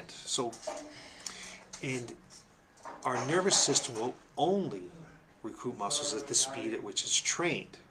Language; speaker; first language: English; native; English